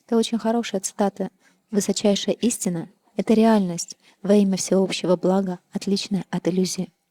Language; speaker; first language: Russian; native; Russian